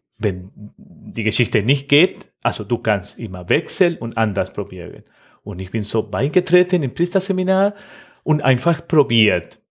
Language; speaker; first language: German; non-native, fluent; Spanish